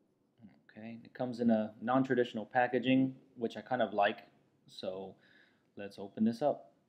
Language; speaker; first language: English; native; English